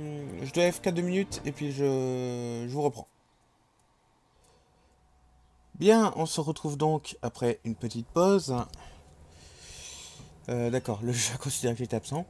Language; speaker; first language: French; native; French